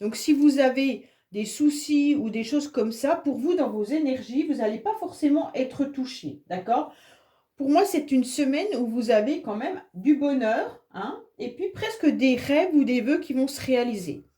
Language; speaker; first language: French; native; French